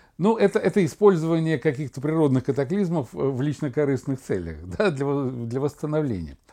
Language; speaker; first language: Russian; native; Russian